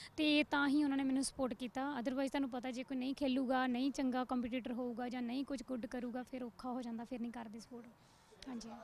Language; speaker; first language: Punjabi; native; Punjabi